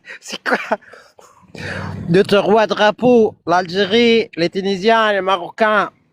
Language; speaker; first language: French; non-native, learner; Arabic